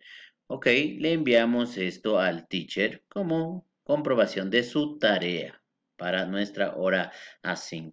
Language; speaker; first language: Spanish; native; Spanish